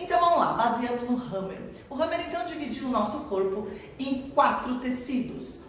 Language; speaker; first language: Portuguese; native; Portuguese